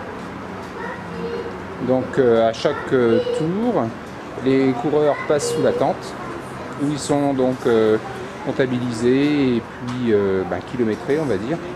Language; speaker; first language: French; native; French